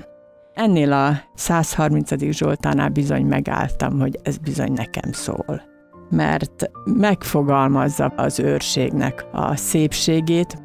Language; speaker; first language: Hungarian; native; Hungarian